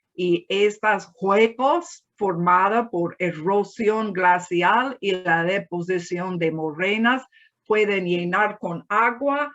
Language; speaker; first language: Spanish; non-native, fluent; English